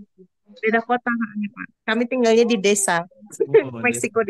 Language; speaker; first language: Indonesian; native; Indonesian